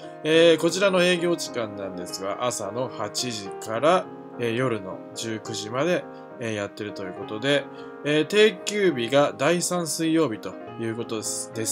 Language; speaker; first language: Japanese; native; Japanese